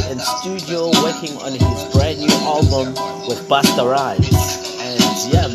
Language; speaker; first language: English; non-native, local second language; Zulu